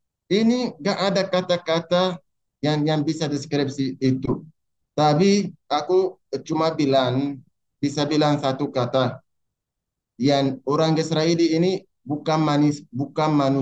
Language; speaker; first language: Indonesian; non-native, learner; Arabic